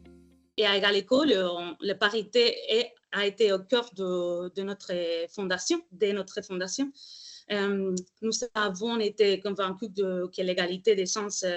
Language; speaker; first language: French; non-native, fluent; Spanish